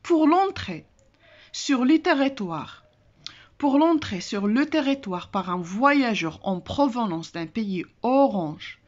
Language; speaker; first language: French; non-native, local second language; Arabic